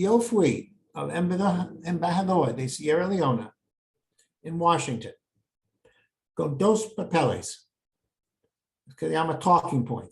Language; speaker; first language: Spanish; non-native, fluent; English